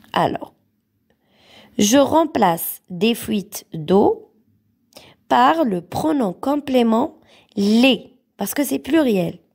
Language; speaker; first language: French; non-native, local second language; Arabic